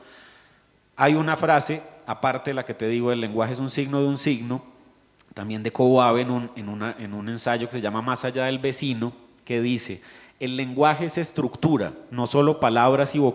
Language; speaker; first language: Spanish; native; Spanish